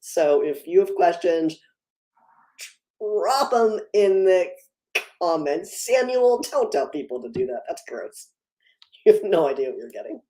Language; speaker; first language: English; native; English